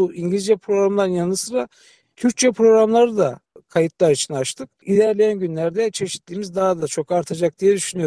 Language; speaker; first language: Turkish; native; Turkish